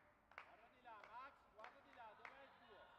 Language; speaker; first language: Italian; native; Italian